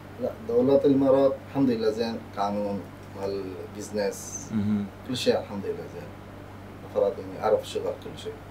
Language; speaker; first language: Arabic; non-native, learner; Bangla